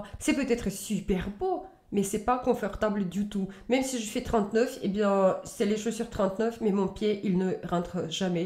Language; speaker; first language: French; native; French